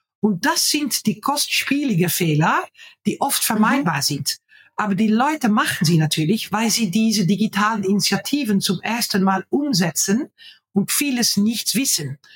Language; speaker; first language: German; non-native, fluent; Dutch